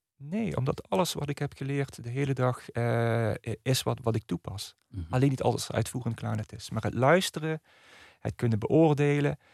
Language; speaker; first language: Dutch; native; Dutch